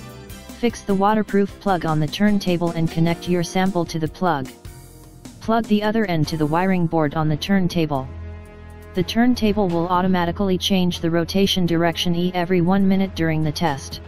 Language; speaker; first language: English; non-native, fluent; Chinese